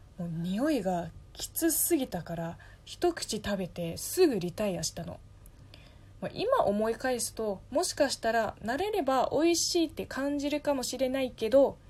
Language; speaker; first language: Japanese; non-native, fluent; Chinese